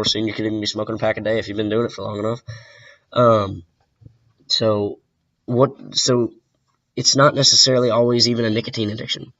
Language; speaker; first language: English; native; English